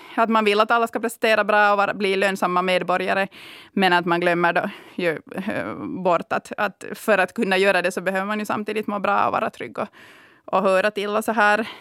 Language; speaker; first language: Swedish; native; Swedish